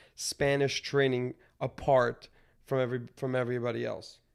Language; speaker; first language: English; native; English